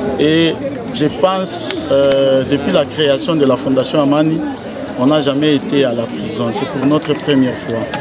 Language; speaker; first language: French; non-native, local second language; Swahili